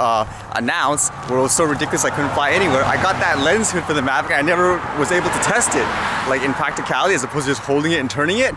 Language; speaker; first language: English; native; English